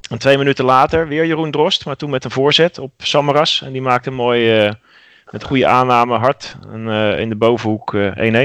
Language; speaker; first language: Dutch; native; Dutch